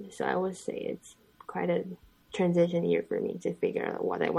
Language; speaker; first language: English; non-native, fluent; Chinese